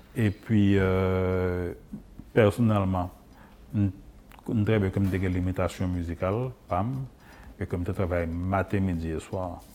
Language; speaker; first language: French; non-native, local second language; Haitian Creole